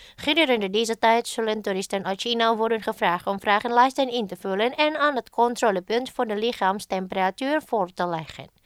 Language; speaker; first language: Dutch; non-native, fluent; Indonesian